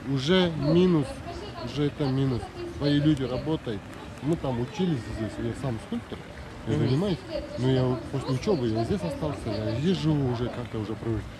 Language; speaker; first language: Russian; non-native, local second language; Kazakh